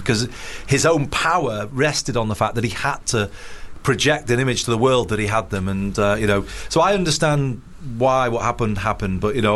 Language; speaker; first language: English; native; English